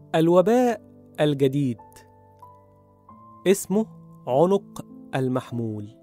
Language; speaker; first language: Arabic; native; Arabic